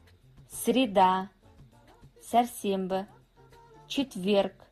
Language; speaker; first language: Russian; non-native, fluent; Kazakh